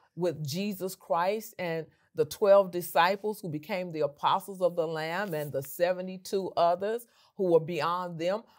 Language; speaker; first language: English; native; English